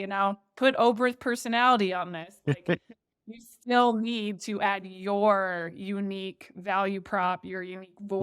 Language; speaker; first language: English; native; English